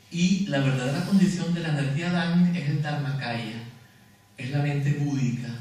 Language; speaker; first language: Spanish; native; Spanish